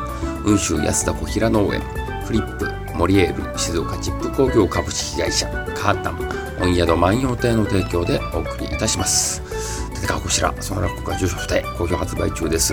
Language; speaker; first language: Japanese; native; Japanese